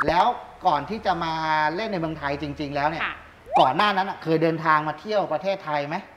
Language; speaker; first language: Thai; native; Thai